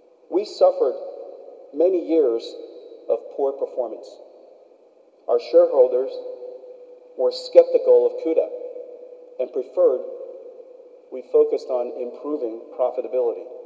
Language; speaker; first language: English; early bilingual, other home language; Min Nan Chinese